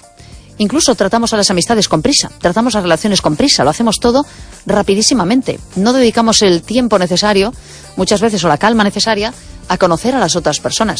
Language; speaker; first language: Spanish; native; Spanish